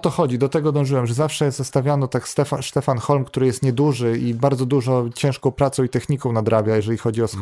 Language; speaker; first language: Polish; native; Polish